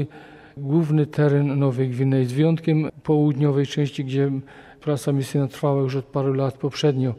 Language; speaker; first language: Polish; native; Polish